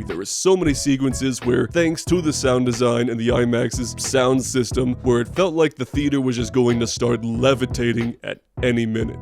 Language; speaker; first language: English; native; English